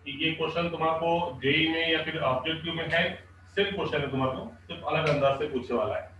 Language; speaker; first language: Hindi; non-native, local second language; Marathi